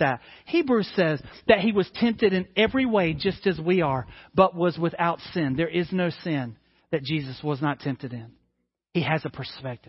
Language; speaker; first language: English; native; English